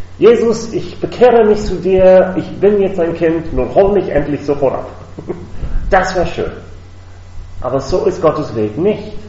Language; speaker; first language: German; non-native, fluent; English